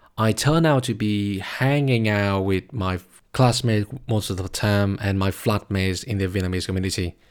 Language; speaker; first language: English; non-native, fluent; Vietnamese